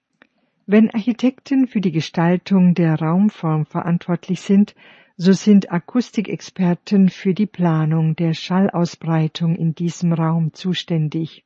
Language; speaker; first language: German; native; German